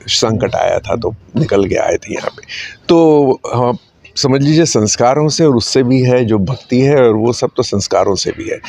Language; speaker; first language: Hindi; native; Hindi